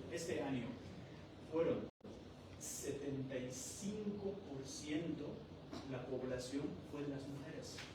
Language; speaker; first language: Spanish; non-native, fluent; Persian